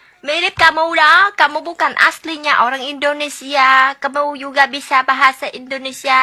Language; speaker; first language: Indonesian; non-native, learner; Vietnamese